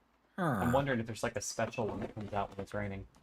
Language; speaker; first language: English; native; English